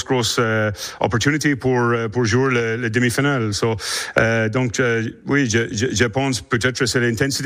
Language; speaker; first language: French; non-native, learner; English